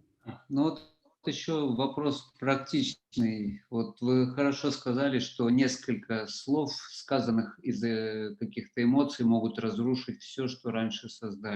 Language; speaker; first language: Russian; native; Russian